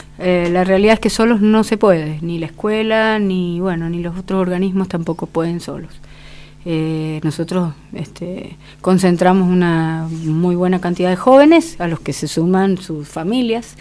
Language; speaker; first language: Spanish; native; Spanish